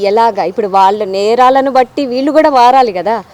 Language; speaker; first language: Telugu; native; Telugu